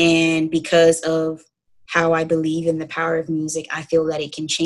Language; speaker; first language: English; native; English